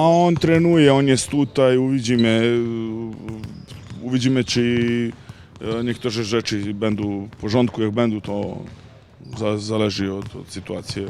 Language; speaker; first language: Polish; non-native, learner; Serbian